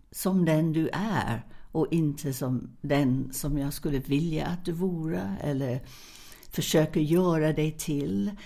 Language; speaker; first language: Swedish; non-native, fluent; English